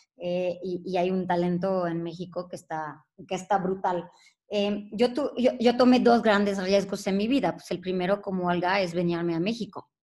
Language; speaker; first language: Spanish; non-native, fluent; French